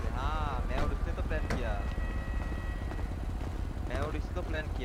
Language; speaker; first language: Hindi; native; Hindi